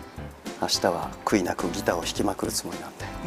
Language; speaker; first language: Japanese; native; Japanese